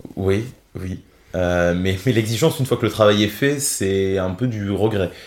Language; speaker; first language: French; native; French